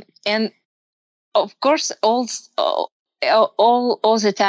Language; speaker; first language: English; non-native, learner; Russian